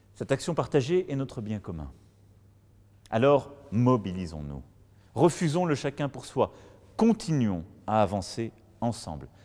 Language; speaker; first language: French; native; French